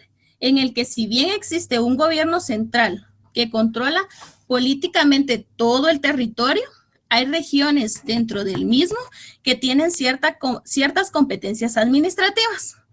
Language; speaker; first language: Spanish; native; Spanish